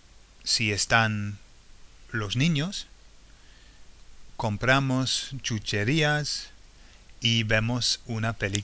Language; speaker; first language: Spanish; non-native, fluent; English